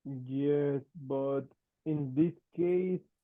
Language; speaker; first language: English; non-native, fluent; Spanish